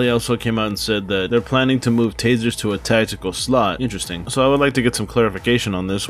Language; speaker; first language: English; native; English